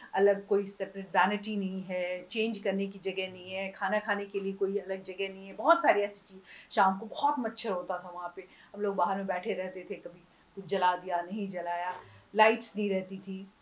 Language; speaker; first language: Hindi; native; Hindi